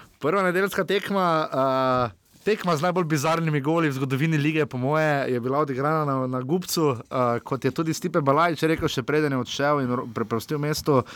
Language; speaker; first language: Slovenian; native; Slovenian